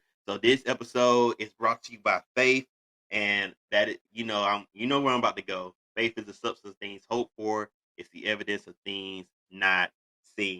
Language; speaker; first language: English; native; English